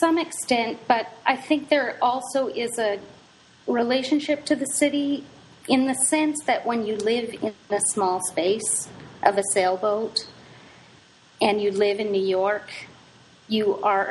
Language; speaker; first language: English; native; English